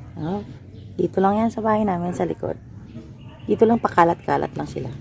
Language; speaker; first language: Filipino; non-native, local second language; Hiligaynon